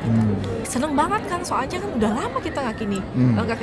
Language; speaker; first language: Indonesian; native; Indonesian